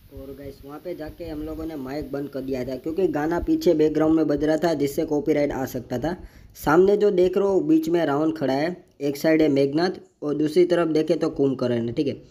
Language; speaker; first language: Hindi; non-native, local second language; Gujarati